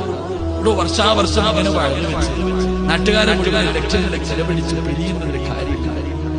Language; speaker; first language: Malayalam; native; Malayalam